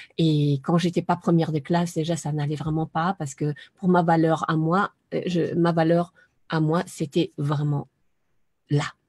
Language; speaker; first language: French; non-native, fluent; German